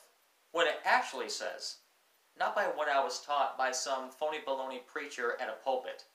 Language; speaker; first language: English; native; English